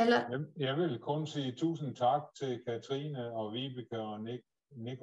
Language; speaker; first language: German; non-native, learner; Danish